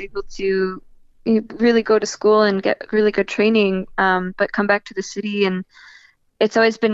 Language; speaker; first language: English; native; English